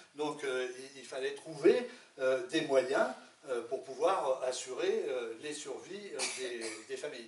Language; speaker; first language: French; native; French